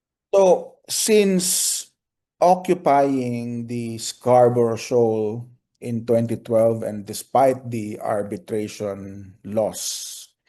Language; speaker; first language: English; non-native, local second language; Filipino